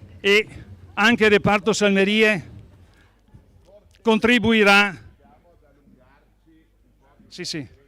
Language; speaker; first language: Italian; native; Italian